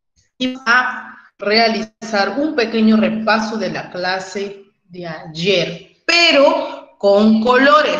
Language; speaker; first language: Spanish; native; Spanish